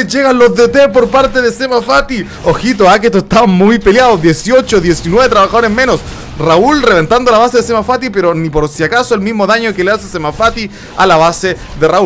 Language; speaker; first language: Spanish; native; Spanish